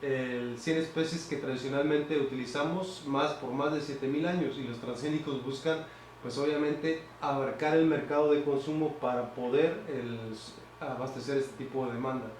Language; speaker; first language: Spanish; native; Spanish